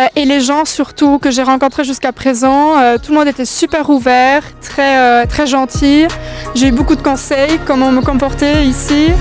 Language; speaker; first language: French; early bilingual, other home language; German